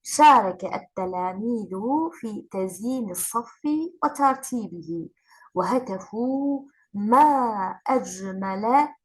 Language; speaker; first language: Arabic; non-native, fluent; Turkish